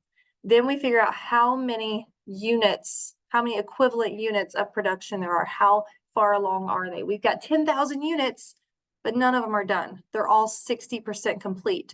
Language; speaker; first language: English; native; English